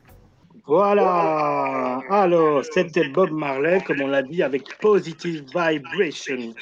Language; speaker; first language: French; native; French